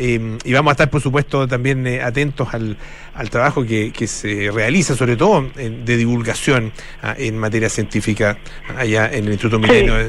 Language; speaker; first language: Spanish; native; Spanish